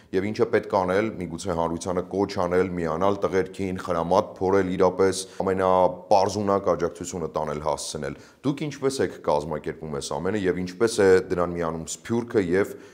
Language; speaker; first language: Armenian; native; Armenian